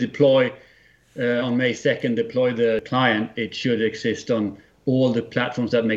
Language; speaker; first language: English; non-native, fluent; Swedish